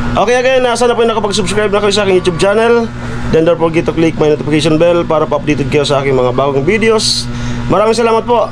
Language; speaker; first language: Filipino; non-native, local second language; Bikol